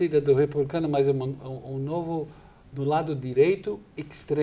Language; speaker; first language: Portuguese; non-native, fluent; English